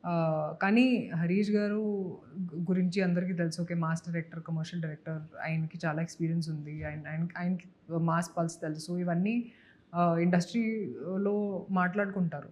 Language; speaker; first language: Telugu; non-native, fluent; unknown